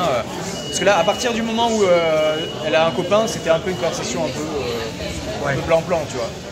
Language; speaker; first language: French; native; French